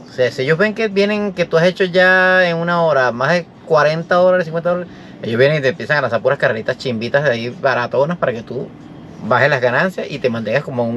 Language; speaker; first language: Spanish; native; Spanish